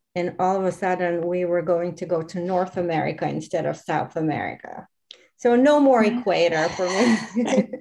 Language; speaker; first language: English; non-native, fluent; Bulgarian